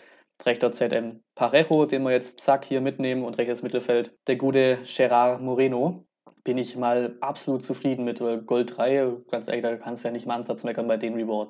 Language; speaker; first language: German; native; German